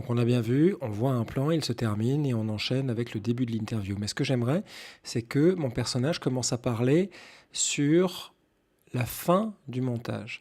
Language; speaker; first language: French; native; French